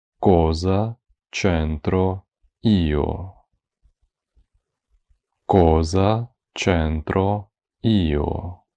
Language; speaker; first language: Italian; non-native, fluent; Ukrainian